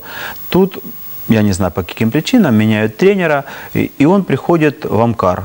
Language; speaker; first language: Russian; native; Russian